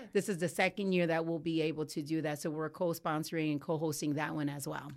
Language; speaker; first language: English; native; English